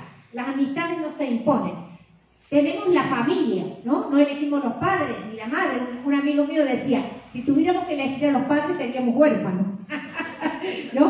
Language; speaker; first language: Spanish; native; Spanish